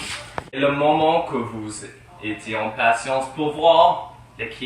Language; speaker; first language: French; non-native, fluent; English